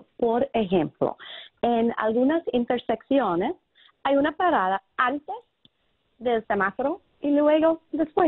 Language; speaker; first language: Spanish; non-native, fluent; English